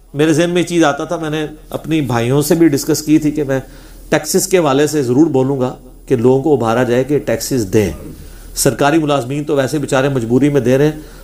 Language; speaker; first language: Urdu; non-native, local second language; Punjabi